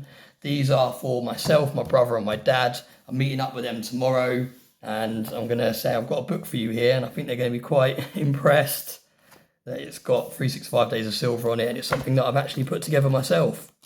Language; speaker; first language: English; native; English